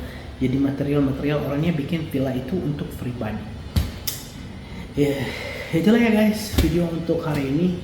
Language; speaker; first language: Indonesian; non-native, fluent; Arabic